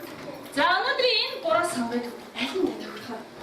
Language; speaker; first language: Mongolian; native; Mongolian